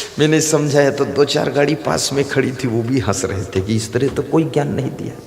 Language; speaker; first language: Hindi; native; Hindi